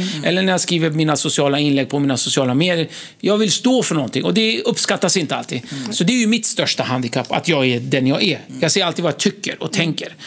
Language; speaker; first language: Swedish; early bilingual, other home language; Kurdish